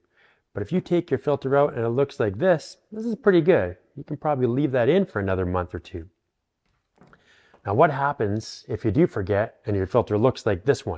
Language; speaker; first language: English; native; English